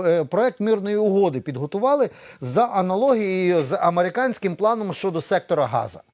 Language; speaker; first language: Ukrainian; native; Ukrainian